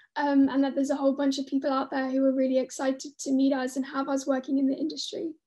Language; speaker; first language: English; native; English